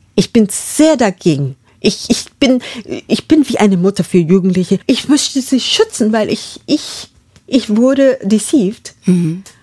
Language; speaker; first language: German; non-native, fluent; Masai